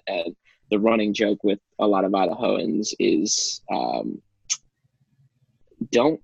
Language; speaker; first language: English; native; English